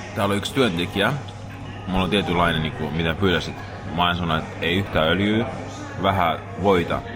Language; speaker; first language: Finnish; early bilingual, other home language; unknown